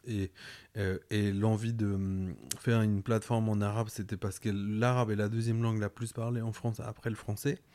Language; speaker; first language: French; non-native, fluent; Spanish